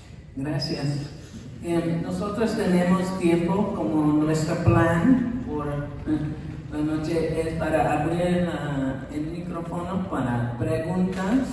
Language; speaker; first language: Spanish; non-native, fluent; English